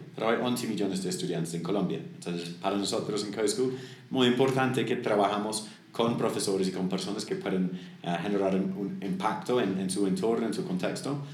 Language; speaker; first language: Spanish; non-native, fluent; English